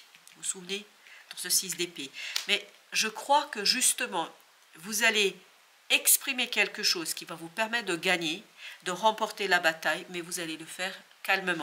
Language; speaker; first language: French; native; French